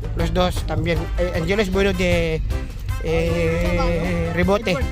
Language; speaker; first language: Spanish; non-native, learner; Filipino